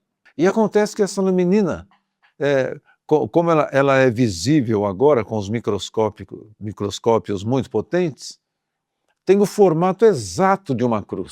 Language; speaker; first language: Portuguese; native; Portuguese